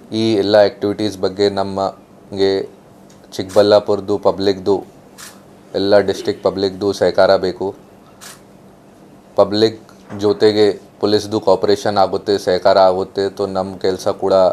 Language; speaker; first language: Kannada; non-native, fluent; Hindi